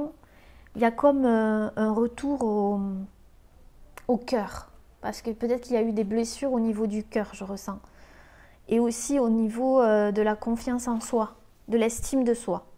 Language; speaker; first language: French; native; French